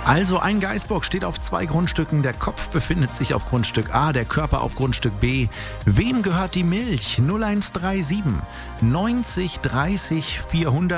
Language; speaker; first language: German; native; German